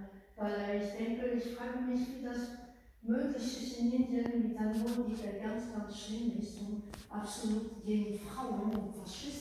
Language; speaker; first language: German; non-native, fluent; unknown